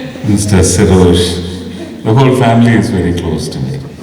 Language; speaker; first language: English; non-native, local second language; Malayalam